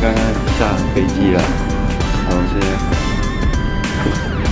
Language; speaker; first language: Chinese; non-native, learner; Cantonese